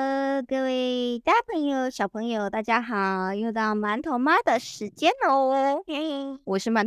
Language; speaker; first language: Chinese; native; Chinese